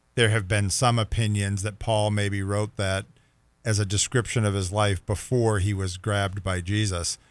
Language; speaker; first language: English; native; English